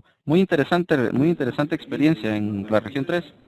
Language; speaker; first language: Spanish; native; Spanish